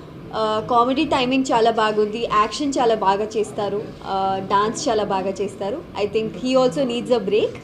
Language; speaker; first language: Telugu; non-native, local second language; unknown